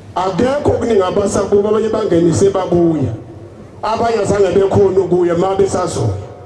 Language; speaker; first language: Zulu; native; Zulu